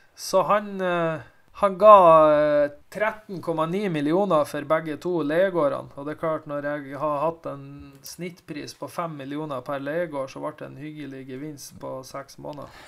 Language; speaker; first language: Norwegian; native; Norwegian